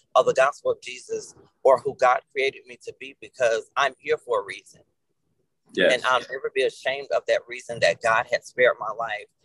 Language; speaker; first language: English; native; English